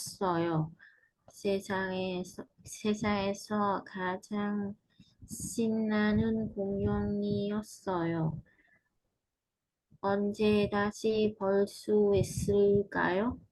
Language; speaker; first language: Korean; non-native, learner; Vietnamese